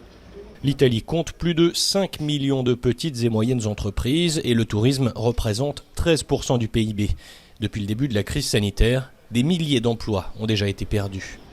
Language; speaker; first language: French; native; French